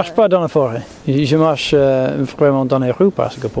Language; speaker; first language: French; non-native, fluent; English